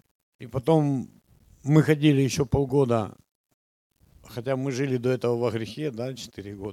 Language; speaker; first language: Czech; non-native, learner; Russian